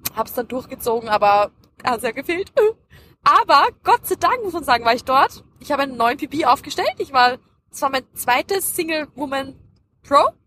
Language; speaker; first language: German; early bilingual, other home language; Dutch